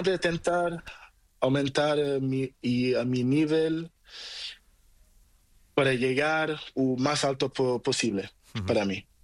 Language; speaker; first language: Spanish; non-native, learner; Portuguese